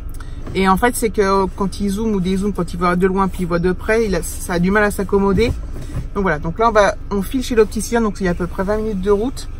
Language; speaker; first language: French; native; French